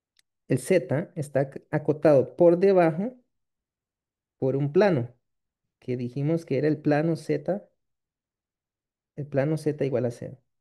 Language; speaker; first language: Spanish; native; Spanish